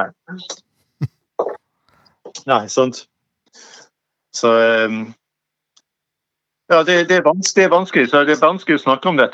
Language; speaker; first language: Norwegian; non-native, fluent; English